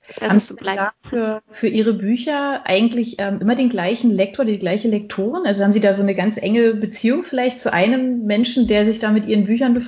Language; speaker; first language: German; native; German